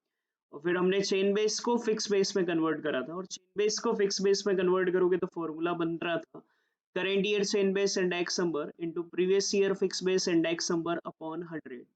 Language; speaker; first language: Hindi; native; Hindi